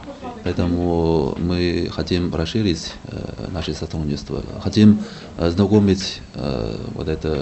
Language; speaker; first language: Russian; non-native, fluent; Chinese